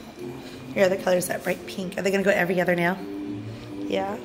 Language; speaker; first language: English; native; English